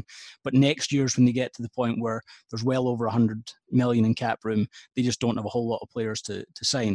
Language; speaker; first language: English; native; English